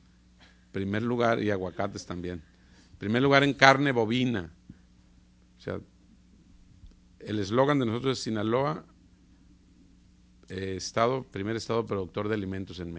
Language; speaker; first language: Spanish; native; Spanish